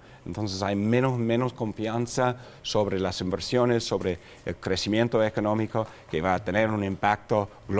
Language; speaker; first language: Spanish; non-native, fluent; English